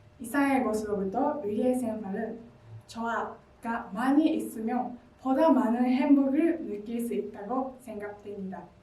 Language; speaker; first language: Korean; non-native, learner; Japanese